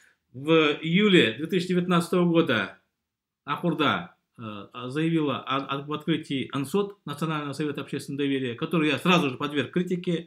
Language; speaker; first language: Russian; native; Russian